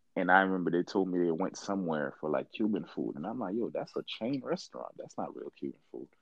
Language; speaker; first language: English; early bilingual, other home language; Haitian Creole